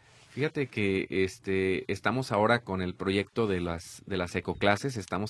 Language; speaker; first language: Spanish; native; Spanish